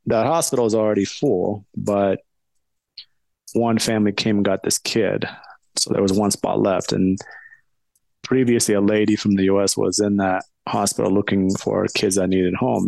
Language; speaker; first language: English; early bilingual, other home language; Amharic